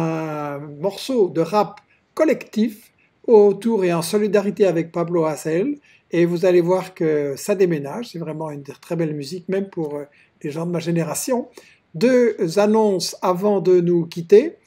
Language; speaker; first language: French; native; French